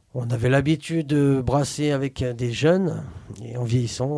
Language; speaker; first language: French; native; French